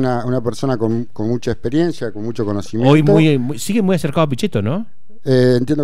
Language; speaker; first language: Spanish; native; Spanish